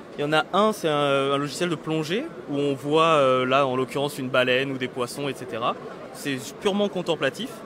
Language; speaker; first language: French; native; French